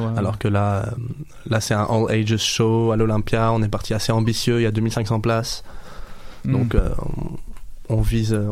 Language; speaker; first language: French; non-native, local second language; Arabic